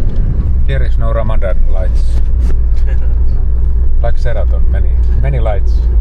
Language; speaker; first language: English; non-native, learner; Finnish